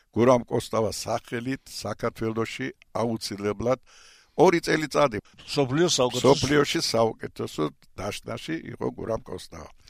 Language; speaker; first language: Georgian; non-native, local second language; Russian